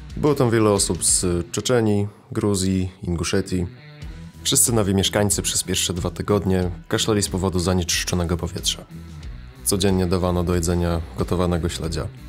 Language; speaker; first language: Polish; early bilingual, other home language; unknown